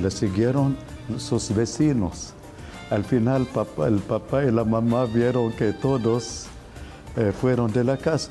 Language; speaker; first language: Spanish; non-native, fluent; Arabic